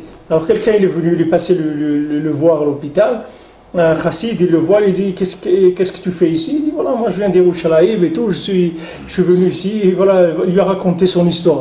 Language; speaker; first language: French; native; French